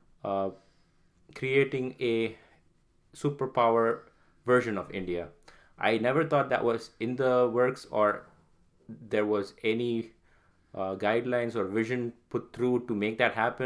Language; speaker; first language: English; non-native, local second language; Tamil